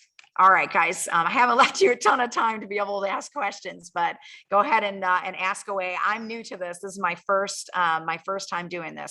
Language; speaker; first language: English; native; English